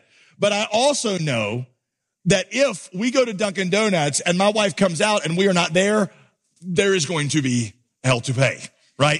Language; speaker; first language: English; native; English